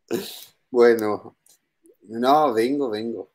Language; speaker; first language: Spanish; non-native, learner; Italian